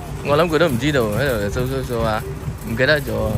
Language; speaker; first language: Chinese; non-native, local second language; Cantonese